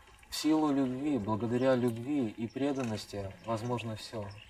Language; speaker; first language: Russian; native; Russian